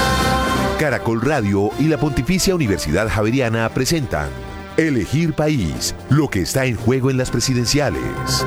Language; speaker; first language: Spanish; native; Spanish